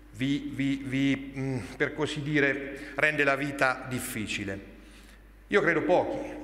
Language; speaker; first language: Italian; native; Italian